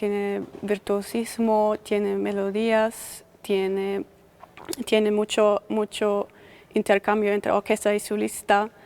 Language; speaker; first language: Spanish; non-native, fluent; German